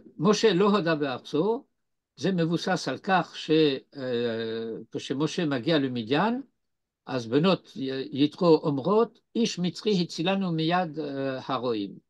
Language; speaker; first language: Hebrew; non-native, fluent; French